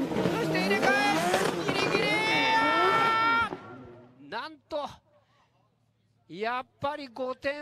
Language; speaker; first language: Japanese; native; Japanese